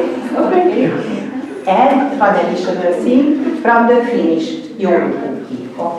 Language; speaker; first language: English; non-native, fluent; Hungarian